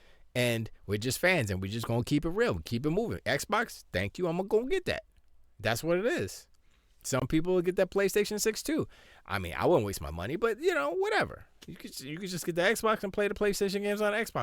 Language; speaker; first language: English; native; English